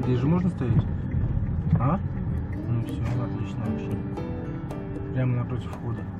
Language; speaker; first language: Russian; native; Russian